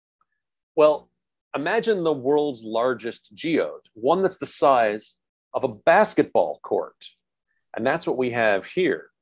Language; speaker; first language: English; native; English